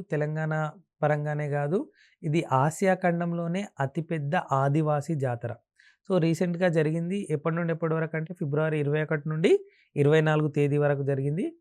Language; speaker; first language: Telugu; native; Telugu